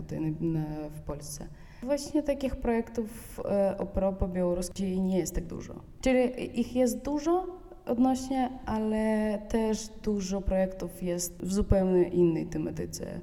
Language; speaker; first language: Polish; non-native, fluent; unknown